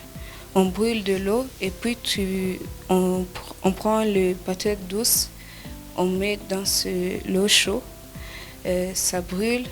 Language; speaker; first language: French; non-native, learner; Kinyarwanda